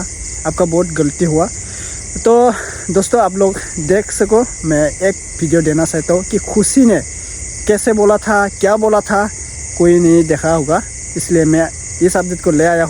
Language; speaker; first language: Hindi; non-native, local second language; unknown